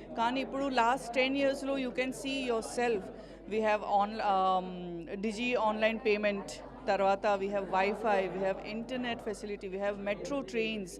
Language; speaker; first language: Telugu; non-native, learner; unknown